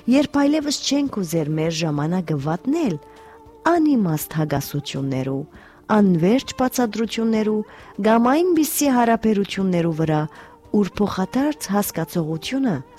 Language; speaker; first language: Armenian; early bilingual, heritage; Armenian